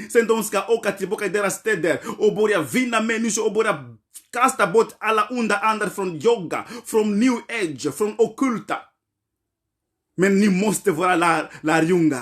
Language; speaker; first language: Swedish; non-native, fluent; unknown